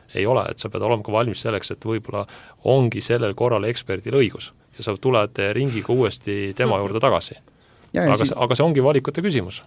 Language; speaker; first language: Estonian; native; Estonian